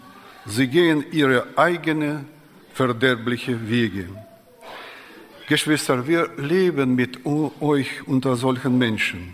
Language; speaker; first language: German; non-native, fluent; Russian